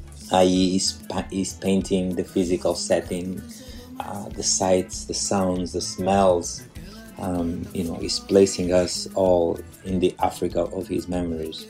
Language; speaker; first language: English; non-native, fluent; Portuguese